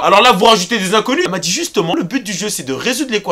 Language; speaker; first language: French; native; French